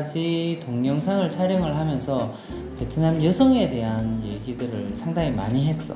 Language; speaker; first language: Korean; non-native, local second language; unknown